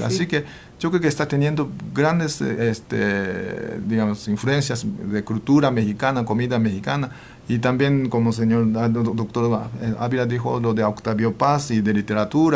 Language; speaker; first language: Spanish; non-native, fluent; Japanese